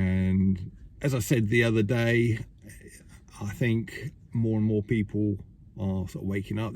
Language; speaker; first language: English; native; English